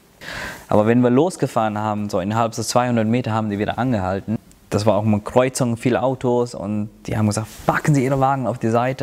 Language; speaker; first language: German; non-native, fluent; Tamil